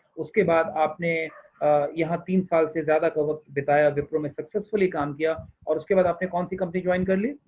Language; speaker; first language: Hindi; native; Hindi